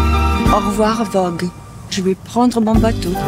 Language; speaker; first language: French; non-native, fluent; Italian